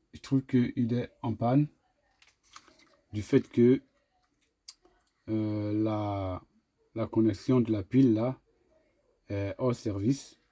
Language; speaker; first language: French; native; French